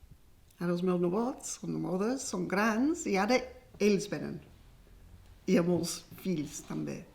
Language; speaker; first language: Catalan; non-native, fluent; English